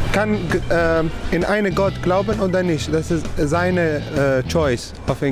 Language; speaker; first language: German; non-native, learner; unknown